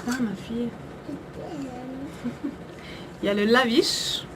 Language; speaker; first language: French; native; French